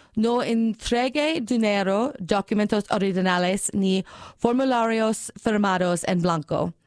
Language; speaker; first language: Spanish; non-native, learner; English